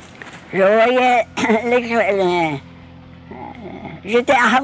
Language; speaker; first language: French; non-native, local second language; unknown